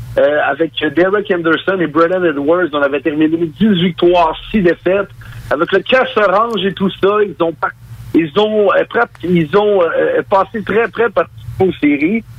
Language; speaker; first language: French; native; French